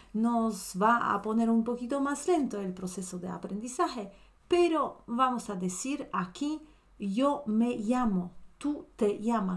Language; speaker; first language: Spanish; non-native, fluent; Polish